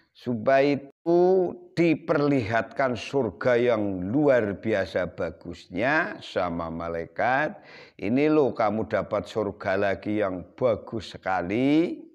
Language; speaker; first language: Indonesian; non-native, local second language; Javanese